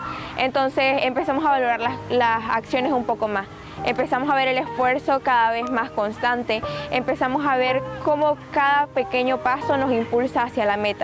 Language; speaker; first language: Spanish; native; Spanish